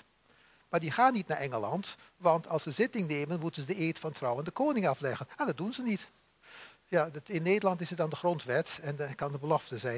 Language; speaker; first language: Dutch; native; Dutch